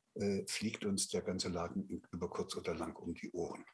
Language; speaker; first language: German; native; German